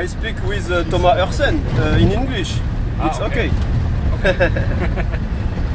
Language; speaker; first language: English; non-native, learner; French